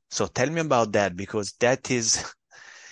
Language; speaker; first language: English; non-native, fluent; Italian